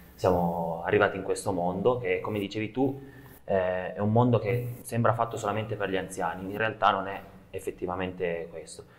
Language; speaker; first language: Italian; native; Italian